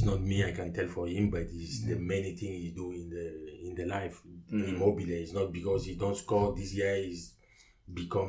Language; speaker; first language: English; non-native, learner; French